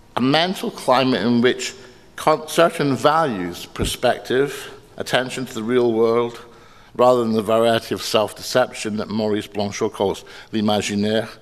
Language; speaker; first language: English; native; English